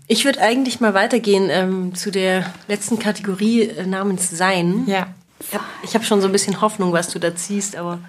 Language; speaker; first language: German; native; German